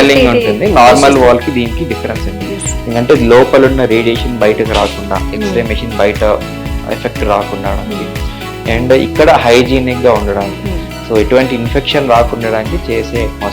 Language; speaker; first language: Telugu; native; Telugu